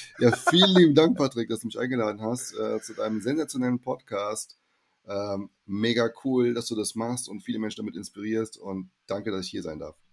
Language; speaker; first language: German; early bilingual, heritage; German